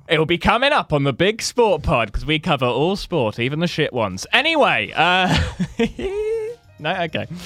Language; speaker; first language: English; native; English